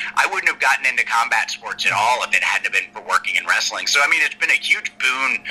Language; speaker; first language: English; native; English